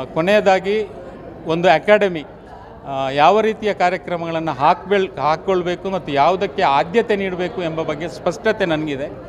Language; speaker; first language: Kannada; non-native, local second language; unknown